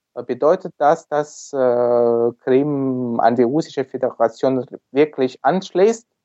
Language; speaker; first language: German; non-native, fluent; Ukrainian